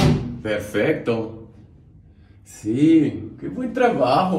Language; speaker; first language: Spanish; non-native, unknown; English